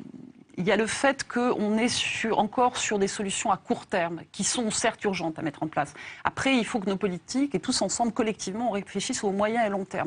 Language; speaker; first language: French; native; French